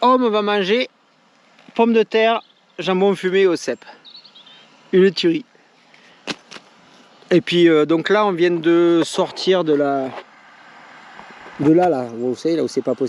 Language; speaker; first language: French; native; French